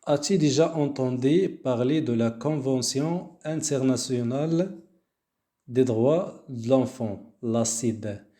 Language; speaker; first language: French; non-native, local second language; Arabic